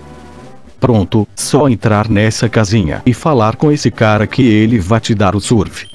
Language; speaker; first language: Portuguese; native; Portuguese